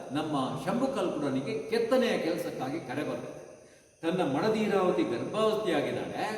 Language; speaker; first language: Kannada; non-native, local second language; Tulu